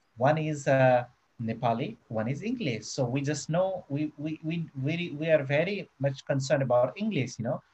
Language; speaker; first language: English; non-native, local second language; Nepali